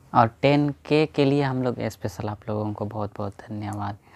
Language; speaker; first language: Hindi; native; Hindi